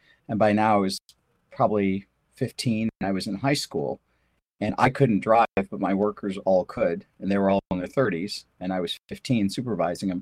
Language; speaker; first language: English; early bilingual, other home language; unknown